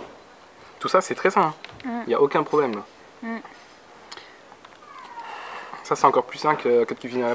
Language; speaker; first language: French; native; French